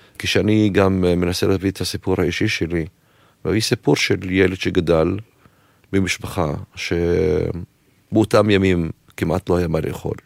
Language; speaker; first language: Hebrew; non-native, local second language; Arabic